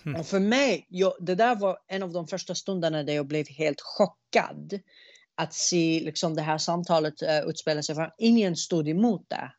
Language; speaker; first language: Swedish; early bilingual, other home language; Arabic